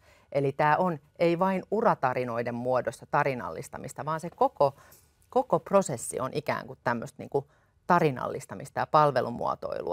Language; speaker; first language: Finnish; native; Finnish